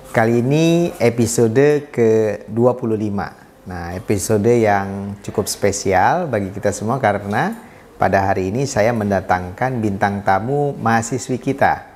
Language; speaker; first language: Indonesian; native; Indonesian